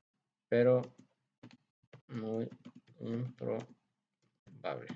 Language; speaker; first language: Spanish; native; Spanish